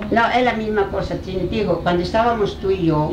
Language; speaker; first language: Spanish; early bilingual, heritage; Spanish